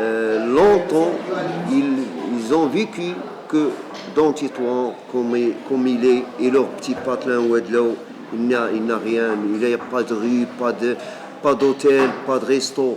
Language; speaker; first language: French; non-native, local second language; Arabic